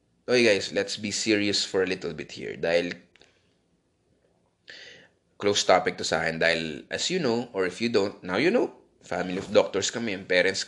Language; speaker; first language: English; non-native, local second language; Filipino